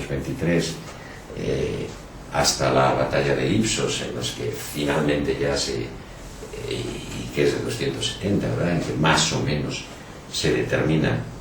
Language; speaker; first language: Spanish; native; Spanish